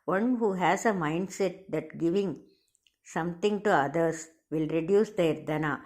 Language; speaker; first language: English; non-native, local second language; Tamil